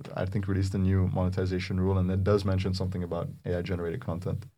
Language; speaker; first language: English; non-native, fluent; Arabic